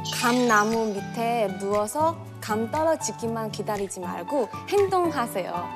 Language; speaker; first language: Korean; non-native, fluent; Chinese